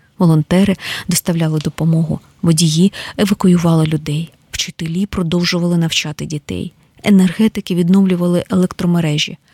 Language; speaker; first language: Ukrainian; native; Ukrainian